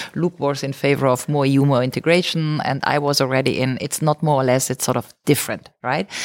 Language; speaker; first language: English; non-native, fluent; German